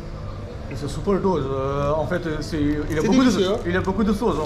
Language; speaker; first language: French; non-native, learner; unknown